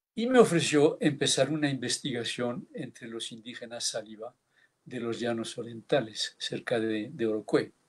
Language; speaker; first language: Spanish; early bilingual, heritage; Basque